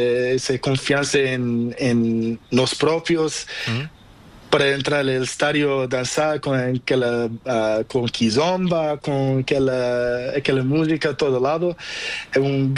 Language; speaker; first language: Spanish; non-native, learner; Portuguese